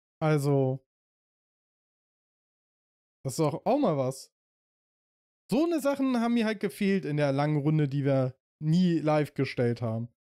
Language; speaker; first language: German; native; German